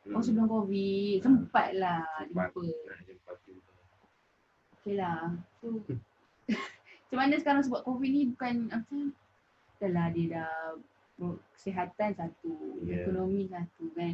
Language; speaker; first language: Malay; native; Malay